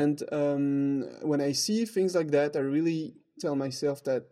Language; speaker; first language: English; non-native, fluent; French